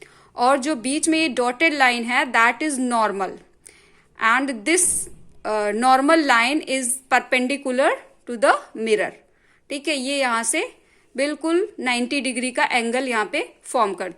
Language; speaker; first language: Hindi; native; Hindi